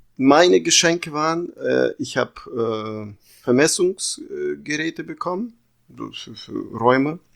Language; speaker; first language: German; early bilingual, other home language; Russian